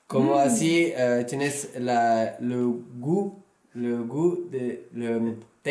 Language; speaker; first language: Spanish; non-native, learner; French